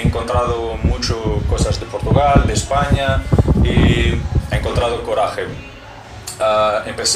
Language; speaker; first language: Spanish; non-native, learner; Portuguese